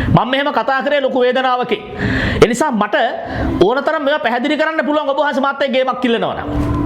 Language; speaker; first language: Sinhala; native; Sinhala